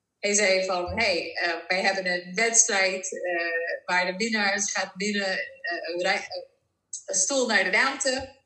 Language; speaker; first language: Dutch; non-native, fluent; English